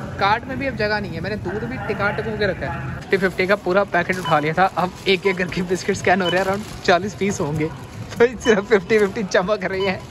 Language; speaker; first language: Hindi; non-native, local second language; Punjabi